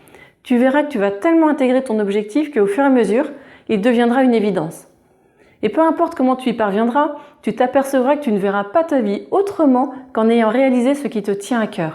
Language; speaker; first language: French; native; French